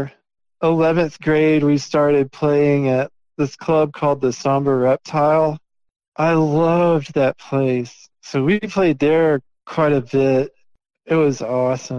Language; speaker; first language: English; native; English